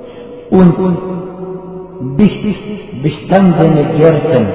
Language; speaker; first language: German; non-native, fluent; Arabic